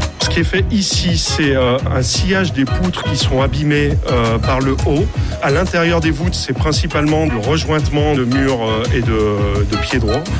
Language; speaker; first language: French; native; French